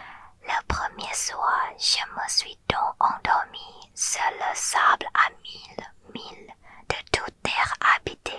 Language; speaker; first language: French; non-native, learner; Thai